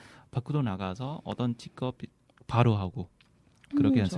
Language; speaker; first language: Korean; non-native, fluent; Vietnamese